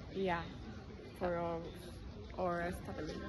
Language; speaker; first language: English; non-native, learner; Spanish